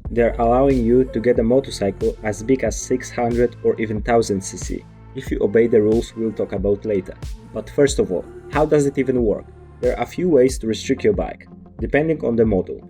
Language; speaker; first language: English; non-native, fluent; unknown